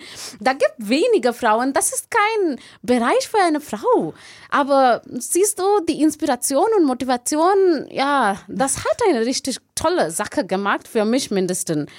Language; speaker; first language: German; non-native, fluent; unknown